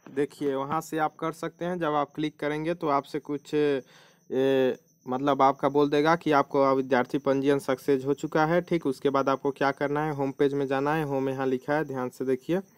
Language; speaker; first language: Hindi; native; Hindi